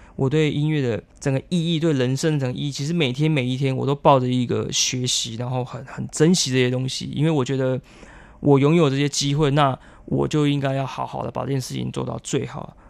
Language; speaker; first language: Chinese; non-native, local second language; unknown